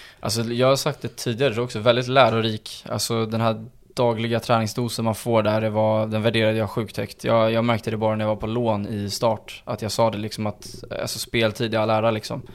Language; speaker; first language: Swedish; native; Swedish